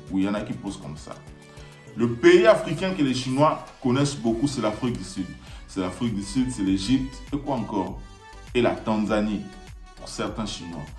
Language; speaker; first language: French; non-native, local second language; Lingala